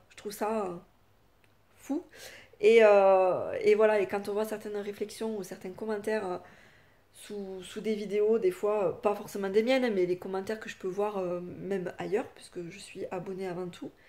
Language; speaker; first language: French; native; French